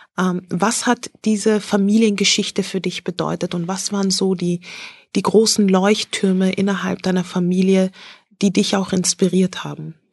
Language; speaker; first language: German; native; German